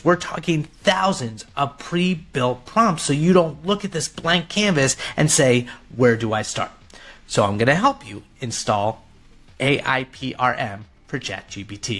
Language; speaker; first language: English; native; English